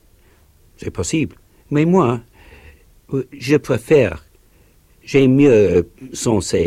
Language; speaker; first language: French; non-native, learner; English